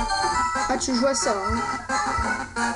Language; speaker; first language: French; native; French